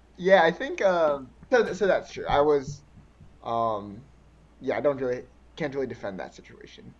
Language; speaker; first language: English; early bilingual, other home language; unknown